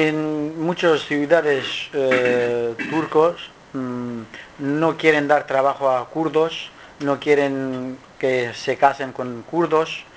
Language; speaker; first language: Spanish; non-native, learner; Kurdish